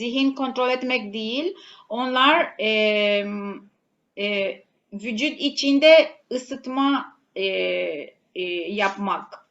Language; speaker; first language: Turkish; non-native, learner; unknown